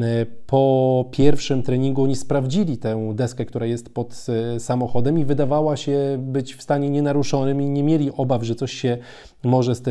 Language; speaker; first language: Polish; native; Polish